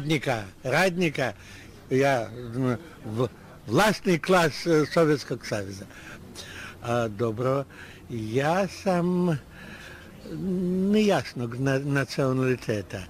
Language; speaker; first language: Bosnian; non-native, learner; Russian